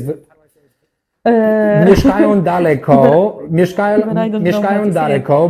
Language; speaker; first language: Polish; non-native, learner; English